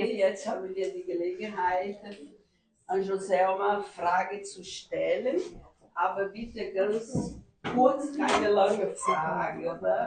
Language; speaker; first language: German; non-native, fluent; Portuguese